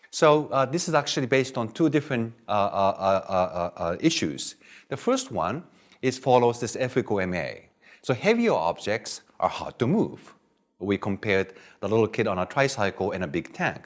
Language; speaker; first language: English; non-native, fluent; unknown